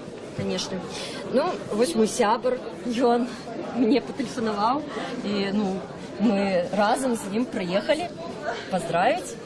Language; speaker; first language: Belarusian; non-native, local second language; Russian